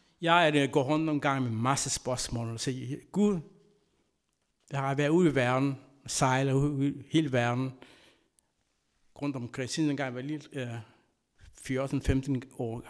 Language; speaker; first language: Danish; non-native, fluent; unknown